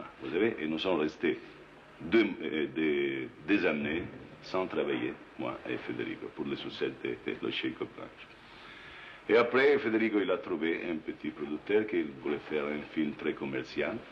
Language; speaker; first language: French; non-native, learner; Italian